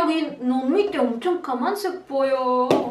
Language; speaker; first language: Korean; non-native, learner; Spanish